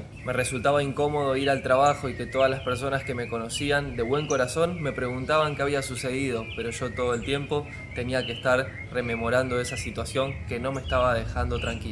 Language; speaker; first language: Spanish; native; Spanish